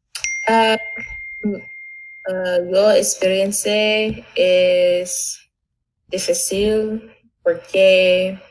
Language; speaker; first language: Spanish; non-native, learner; English